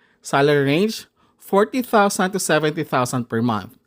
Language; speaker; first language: English; non-native, local second language; Filipino